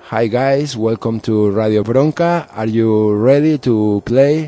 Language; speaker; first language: English; non-native, learner; Spanish